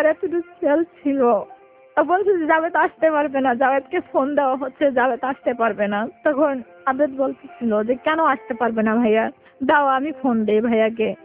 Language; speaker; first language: Bangla; early bilingual, heritage; Bangla